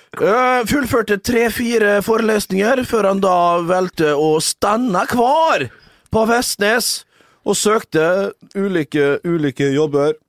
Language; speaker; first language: Norwegian; native; Norwegian